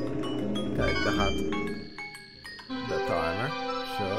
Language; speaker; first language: Dutch; native; Dutch